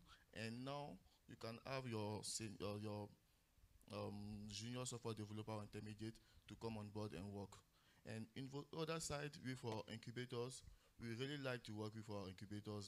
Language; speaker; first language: English; non-native, local second language; French